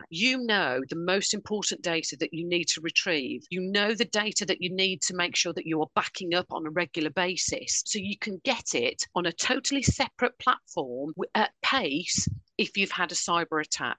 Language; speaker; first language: English; native; English